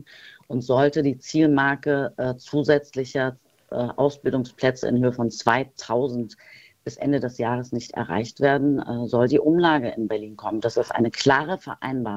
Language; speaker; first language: German; early bilingual, other home language; Turkish